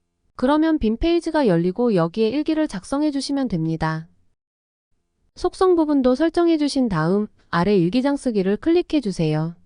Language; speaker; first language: Korean; native; Korean